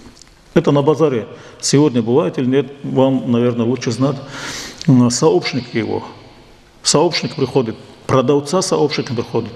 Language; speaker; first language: Russian; non-native, local second language; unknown